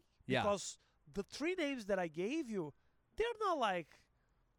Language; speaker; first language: English; non-native, fluent; Portuguese